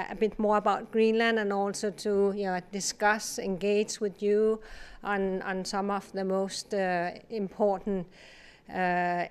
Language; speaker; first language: English; non-native, fluent; Kalaallisut